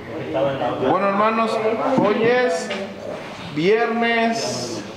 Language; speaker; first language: Spanish; native; Spanish